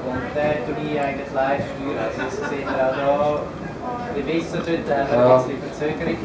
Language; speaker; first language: German; native; German